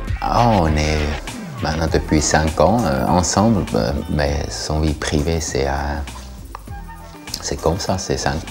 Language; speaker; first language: French; non-native, learner; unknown